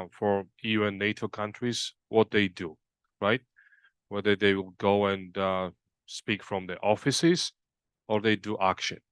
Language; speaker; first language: English; non-native, fluent; Georgian